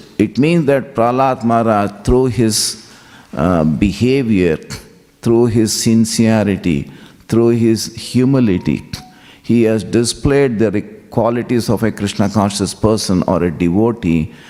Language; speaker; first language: English; non-native, local second language; Telugu